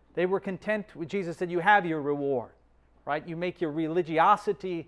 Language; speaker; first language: English; native; English